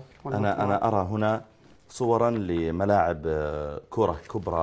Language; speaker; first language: Arabic; native; Arabic